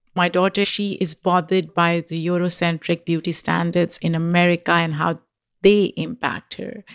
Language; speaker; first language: English; non-native, local second language; Urdu